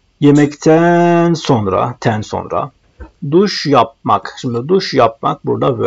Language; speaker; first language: Turkish; non-native, fluent; Arabic